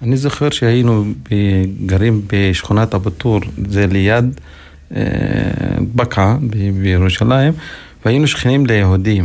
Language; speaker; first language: Hebrew; non-native, local second language; Arabic